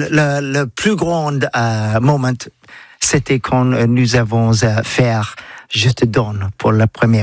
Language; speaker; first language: French; non-native, learner; English